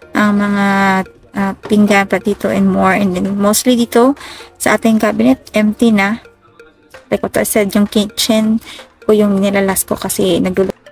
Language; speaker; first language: Filipino; native; Filipino